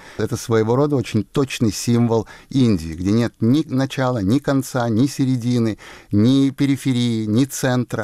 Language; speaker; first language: Russian; native; Russian